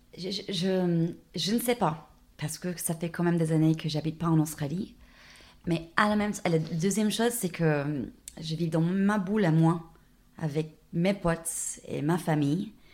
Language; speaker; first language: French; non-native, fluent; English